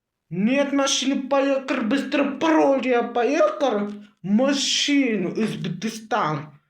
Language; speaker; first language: Russian; non-native, learner; Uzbek